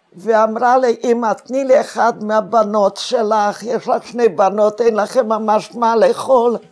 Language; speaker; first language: Hebrew; non-native, fluent; Hungarian